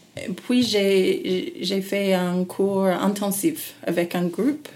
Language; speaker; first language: French; non-native, learner; English